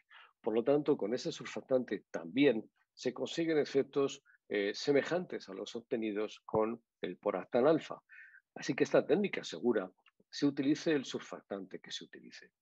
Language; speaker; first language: Spanish; native; Spanish